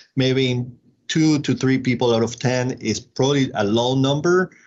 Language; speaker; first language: English; non-native, fluent; Spanish